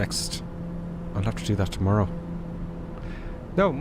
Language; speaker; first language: English; native; English